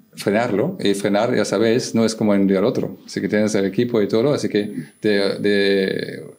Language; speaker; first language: Spanish; non-native, fluent; German